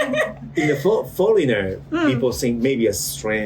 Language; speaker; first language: English; non-native, learner; Japanese